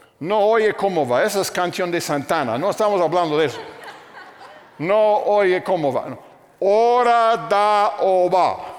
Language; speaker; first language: Spanish; non-native, fluent; English